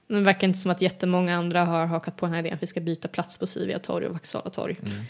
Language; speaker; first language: Swedish; native; Swedish